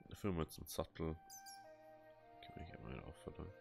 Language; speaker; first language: German; native; German